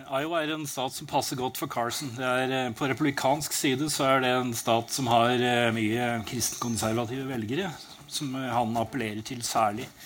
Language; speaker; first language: Norwegian; native; Norwegian